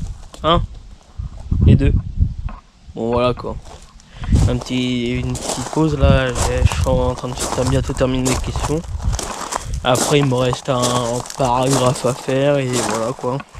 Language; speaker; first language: French; native; French